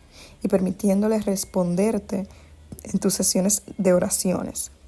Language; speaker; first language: Spanish; native; Spanish